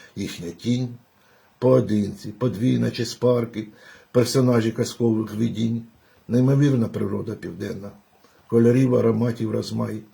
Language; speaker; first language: Ukrainian; native; Ukrainian